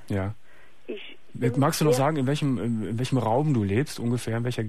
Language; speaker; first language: German; native; German